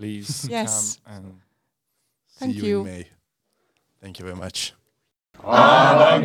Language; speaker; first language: English; non-native, learner; Italian